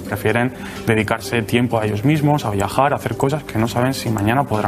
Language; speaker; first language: Spanish; native; Spanish